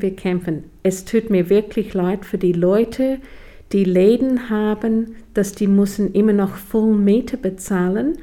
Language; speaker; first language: German; non-native, fluent; English